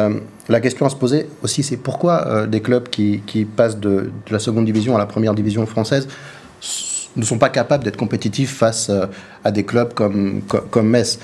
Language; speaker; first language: French; native; French